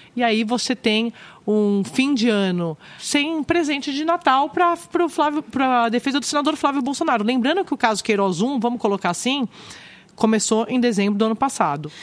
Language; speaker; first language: Portuguese; native; Portuguese